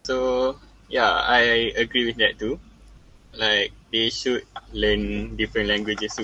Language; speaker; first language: English; non-native, local second language; Malay